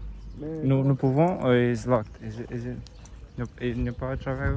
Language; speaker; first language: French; non-native, learner; English